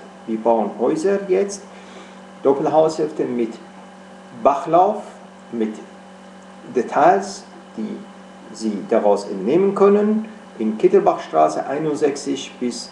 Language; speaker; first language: German; non-native, fluent; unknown